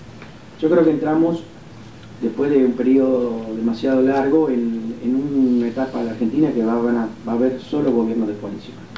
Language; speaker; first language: Spanish; native; Spanish